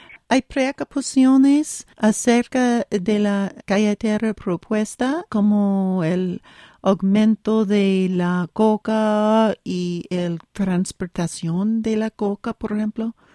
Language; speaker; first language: Spanish; non-native, learner; English